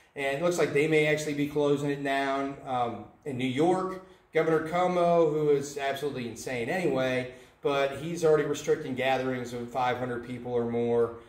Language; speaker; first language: English; native; English